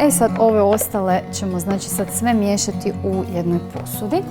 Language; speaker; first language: Croatian; native; Croatian